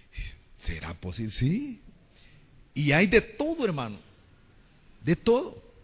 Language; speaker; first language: Spanish; native; Spanish